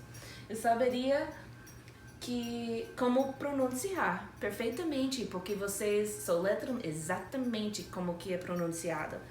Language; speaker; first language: Portuguese; non-native, fluent; English